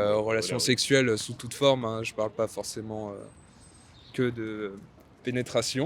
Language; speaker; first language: French; native; French